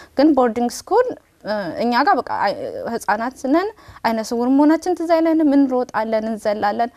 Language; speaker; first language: Amharic; native; Amharic